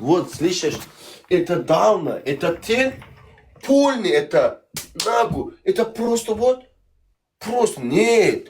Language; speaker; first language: Russian; non-native, learner; Turkmen